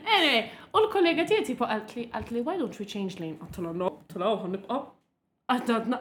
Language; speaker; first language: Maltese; non-native, local second language; English